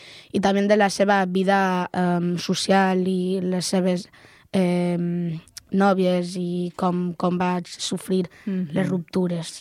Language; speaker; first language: Catalan; non-native, local second language; Spanish